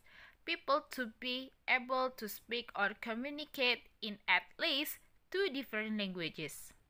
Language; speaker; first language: English; non-native, learner; Indonesian